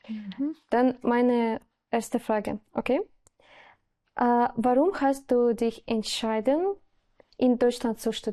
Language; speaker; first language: German; non-native, fluent; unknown